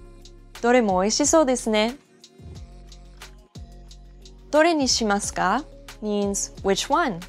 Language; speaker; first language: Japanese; non-native, fluent; English